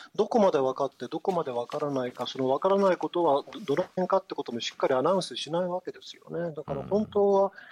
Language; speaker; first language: Japanese; native; Japanese